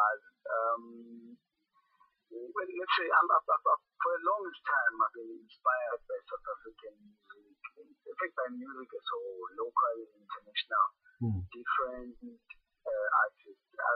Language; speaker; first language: English; non-native, local second language; Zulu